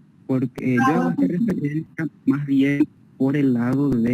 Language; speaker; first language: Spanish; native; Spanish